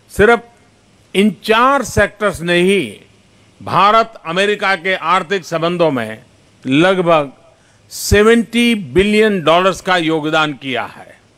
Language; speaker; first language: Hindi; non-native, local second language; Gujarati